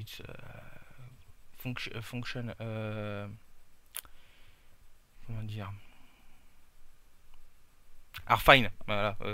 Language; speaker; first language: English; non-native, learner; French